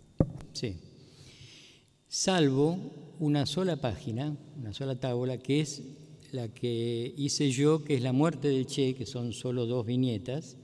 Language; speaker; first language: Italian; non-native, learner; Spanish